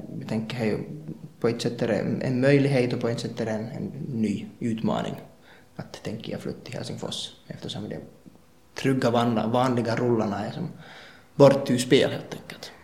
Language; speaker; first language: Swedish; native; Swedish